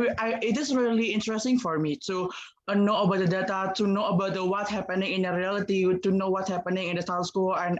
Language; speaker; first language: English; non-native, learner; Indonesian